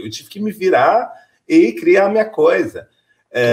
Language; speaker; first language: Portuguese; non-native, fluent; French